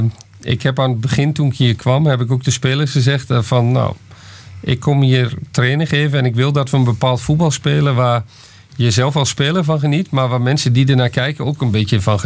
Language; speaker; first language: Dutch; native; Dutch